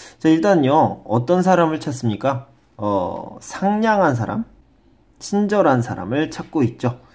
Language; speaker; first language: Korean; native; Korean